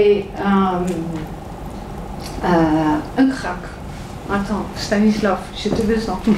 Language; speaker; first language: French; non-native, fluent; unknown